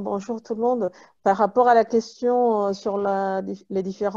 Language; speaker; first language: French; non-native, fluent; Spanish